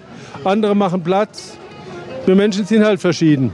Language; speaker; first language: German; native; German